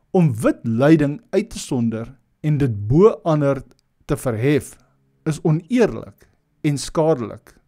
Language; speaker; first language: Afrikaans; non-native, local second language; English